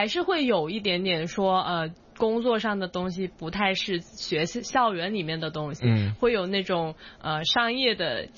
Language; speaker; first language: Chinese; non-native, local second language; Cantonese